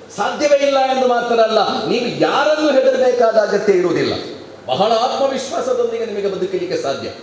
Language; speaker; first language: Kannada; non-native, local second language; Malayalam